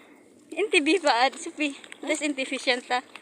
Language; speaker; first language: Arabic; non-native, learner; Filipino